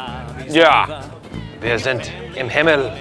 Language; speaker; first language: German; non-native, learner; English